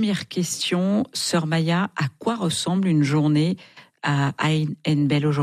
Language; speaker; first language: French; native; French